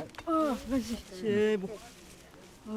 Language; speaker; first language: French; native; French